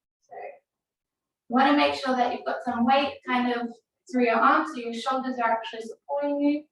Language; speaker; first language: English; native; English